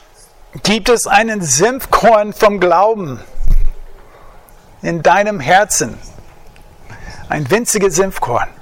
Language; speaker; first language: German; non-native, fluent; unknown